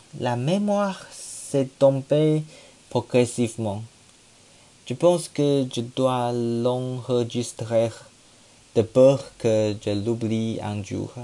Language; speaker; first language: French; non-native, learner; Chinese